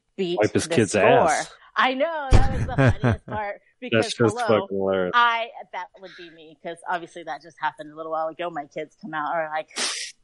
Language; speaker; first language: English; native; English